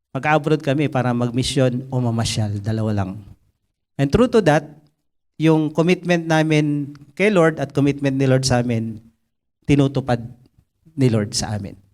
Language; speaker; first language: Filipino; native; Filipino